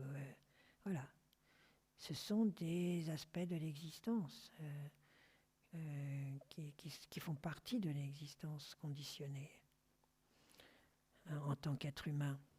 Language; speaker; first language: French; native; French